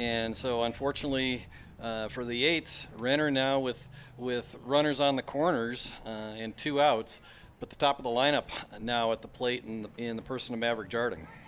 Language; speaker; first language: English; native; English